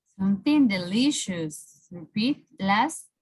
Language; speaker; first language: English; non-native, fluent; Spanish